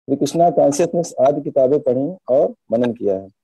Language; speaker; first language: Hindi; native; Hindi